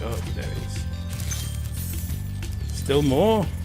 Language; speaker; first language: English; native; English